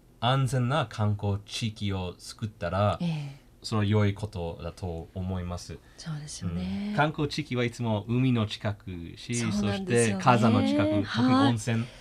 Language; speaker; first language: Japanese; non-native, fluent; English